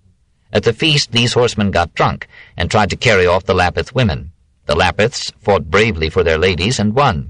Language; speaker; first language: English; native; English